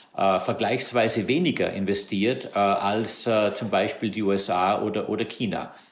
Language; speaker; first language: German; native; German